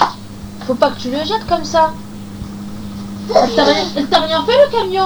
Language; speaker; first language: French; native; French